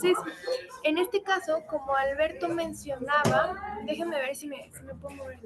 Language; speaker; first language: Spanish; native; Spanish